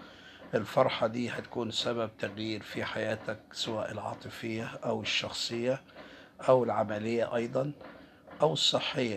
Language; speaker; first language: Arabic; native; Arabic